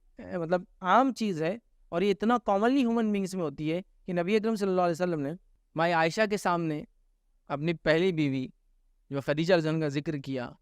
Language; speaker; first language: Urdu; native; Urdu